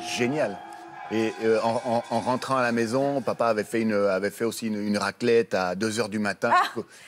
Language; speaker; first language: French; native; French